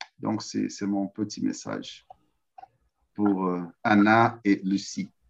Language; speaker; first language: French; non-native, fluent; Portuguese